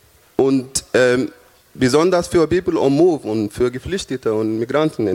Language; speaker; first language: German; non-native, fluent; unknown